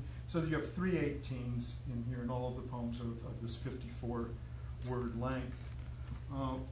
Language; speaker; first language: English; native; English